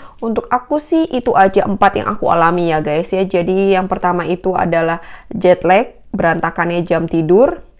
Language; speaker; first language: Indonesian; native; Indonesian